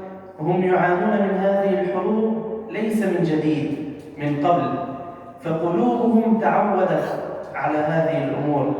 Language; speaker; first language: Arabic; native; Arabic